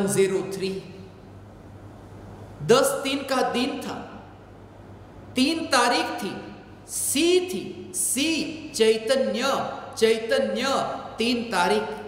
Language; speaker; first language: Hindi; non-native, local second language; Gujarati